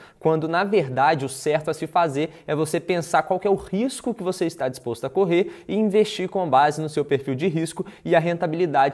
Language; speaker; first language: Portuguese; native; Portuguese